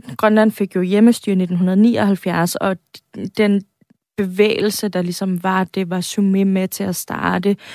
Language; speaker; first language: Danish; native; Danish